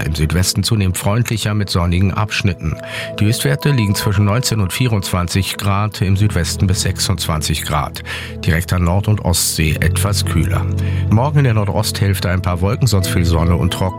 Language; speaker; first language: German; native; German